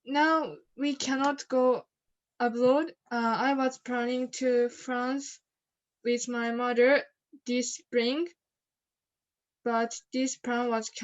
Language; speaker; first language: English; non-native, learner; Japanese